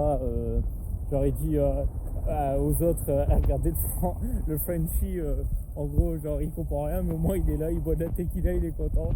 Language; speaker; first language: French; native; French